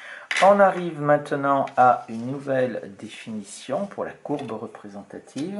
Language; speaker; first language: French; native; French